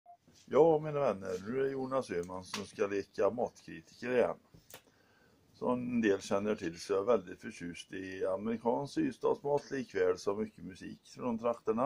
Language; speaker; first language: Swedish; native; Swedish